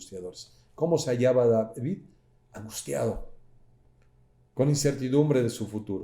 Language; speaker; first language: Spanish; native; Spanish